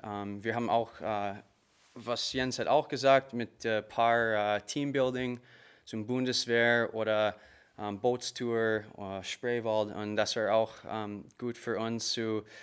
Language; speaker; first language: German; non-native, learner; English